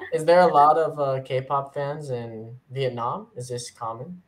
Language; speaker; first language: English; native; English